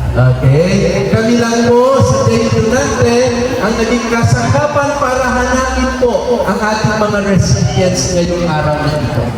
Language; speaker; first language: Filipino; non-native, local second language; Iloko